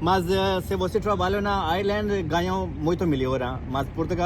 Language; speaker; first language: Portuguese; non-native, learner; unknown